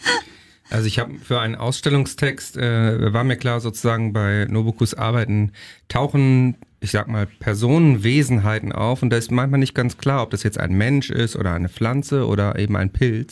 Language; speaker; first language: German; native; German